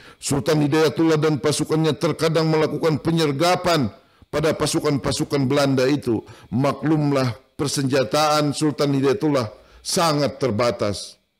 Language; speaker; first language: Indonesian; non-native, local second language; Banjar